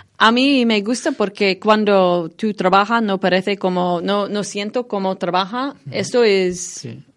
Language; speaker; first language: Spanish; non-native, learner; English